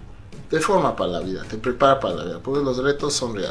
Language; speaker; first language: Spanish; non-native, fluent; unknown